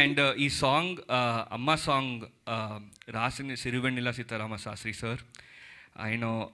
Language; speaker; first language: Telugu; early bilingual, heritage; Telugu